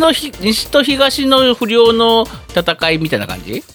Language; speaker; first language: Japanese; native; Japanese